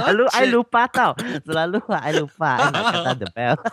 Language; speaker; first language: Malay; non-native, local second language; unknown